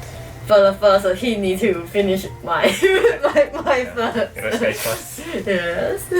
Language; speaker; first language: English; non-native, learner; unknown